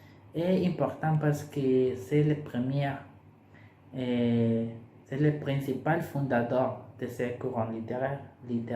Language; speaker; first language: French; non-native, learner; Spanish